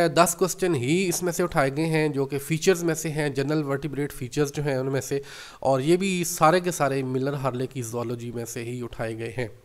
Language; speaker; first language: Urdu; non-native, local second language; Punjabi